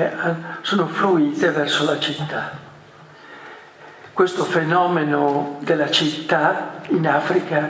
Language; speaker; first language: Italian; native; Italian